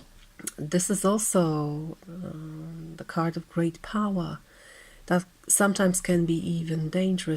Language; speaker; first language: English; non-native, fluent; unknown